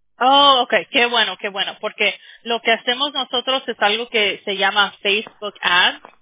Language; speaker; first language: Spanish; early bilingual, heritage; Spanish